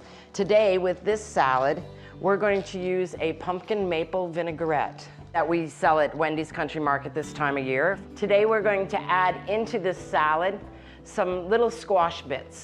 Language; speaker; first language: English; native; English